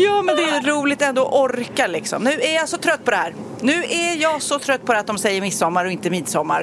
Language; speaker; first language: Swedish; native; Swedish